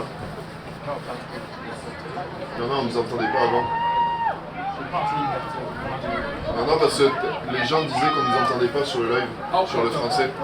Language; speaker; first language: French; native; French